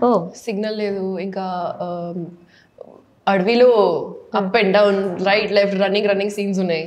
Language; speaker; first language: Telugu; non-native, local second language; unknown